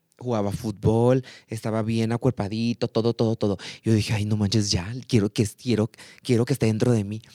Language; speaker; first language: Spanish; native; Spanish